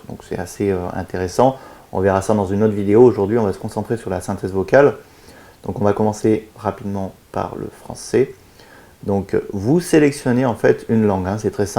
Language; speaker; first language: French; native; French